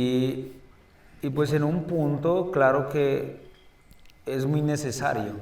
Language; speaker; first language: Spanish; native; Spanish